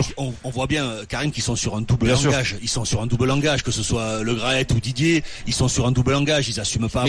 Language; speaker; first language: French; native; French